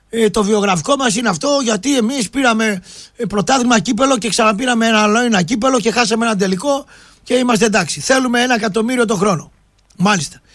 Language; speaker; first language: Greek; native; Greek